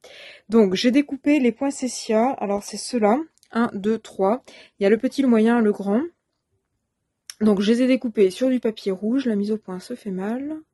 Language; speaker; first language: French; native; French